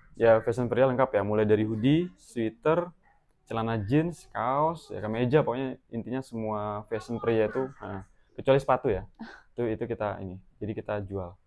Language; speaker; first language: Indonesian; native; Indonesian